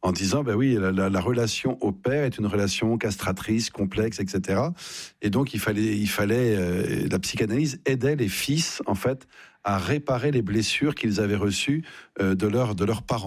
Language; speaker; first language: French; native; French